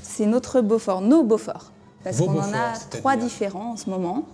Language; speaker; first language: French; native; French